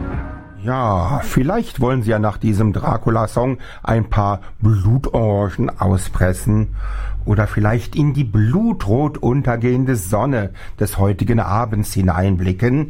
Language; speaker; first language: German; native; German